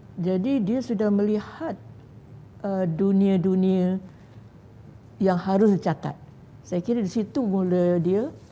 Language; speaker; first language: Malay; native; Malay